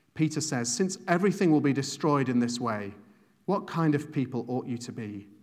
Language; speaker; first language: English; native; English